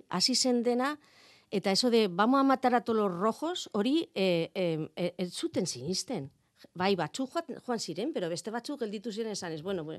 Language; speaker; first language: Basque; non-native, local second language; Spanish